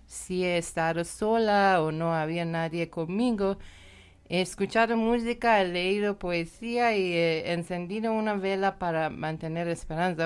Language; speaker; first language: Spanish; non-native, fluent; Persian